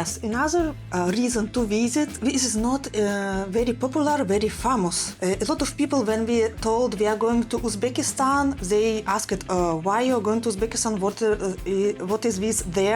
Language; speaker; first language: English; non-native, fluent; Russian